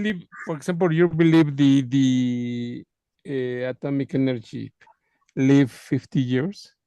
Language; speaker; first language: English; non-native, learner; Spanish